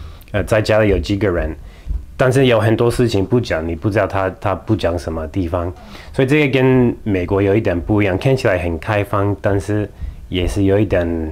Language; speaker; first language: Chinese; non-native, fluent; English